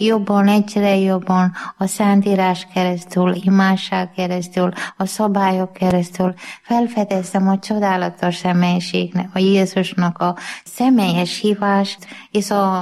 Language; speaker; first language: Hungarian; non-native, learner; Malayalam